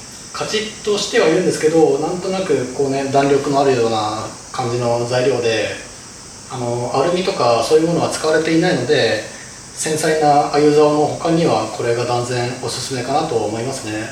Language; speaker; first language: Japanese; native; Japanese